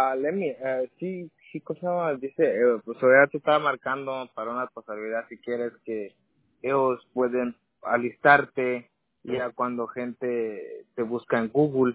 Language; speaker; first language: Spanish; early bilingual, heritage; Spanish